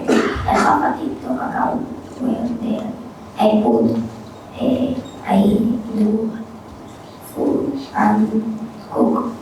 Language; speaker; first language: English; non-native, learner; Spanish